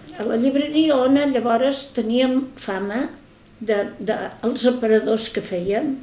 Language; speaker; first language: Catalan; native; Catalan